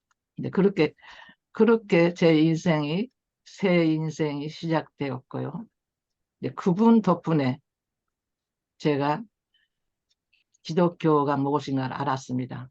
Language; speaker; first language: Korean; early bilingual, heritage; Korean